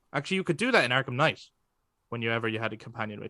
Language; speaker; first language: English; native; English